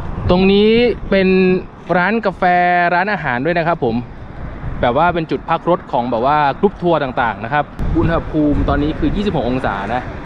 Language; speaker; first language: Thai; native; Thai